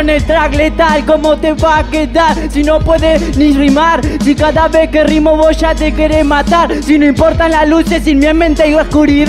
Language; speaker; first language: Spanish; native; Spanish